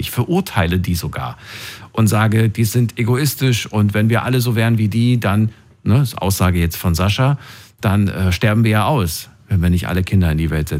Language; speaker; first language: German; native; German